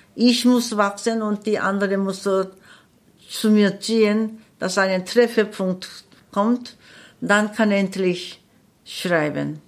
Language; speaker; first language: German; non-native, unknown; Korean